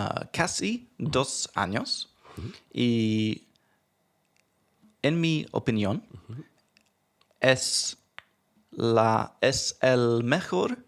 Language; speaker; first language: Spanish; non-native, learner; English